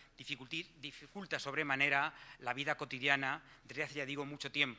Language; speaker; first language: Spanish; native; Spanish